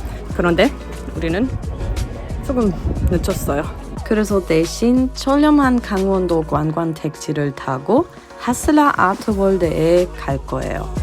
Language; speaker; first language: Korean; non-native, learner; German